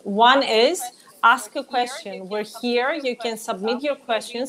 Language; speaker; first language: English; non-native, fluent; Greek